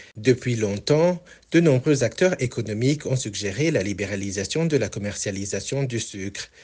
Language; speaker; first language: French; non-native, local second language; Rundi